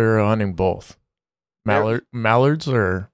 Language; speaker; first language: English; native; English